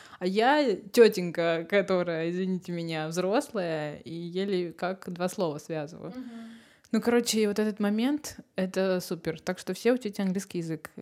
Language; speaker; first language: Russian; native; Russian